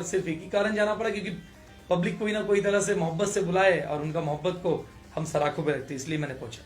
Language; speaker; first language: Hindi; non-native, local second language; Bangla